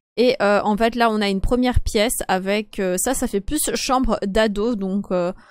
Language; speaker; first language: French; non-native, fluent; Polish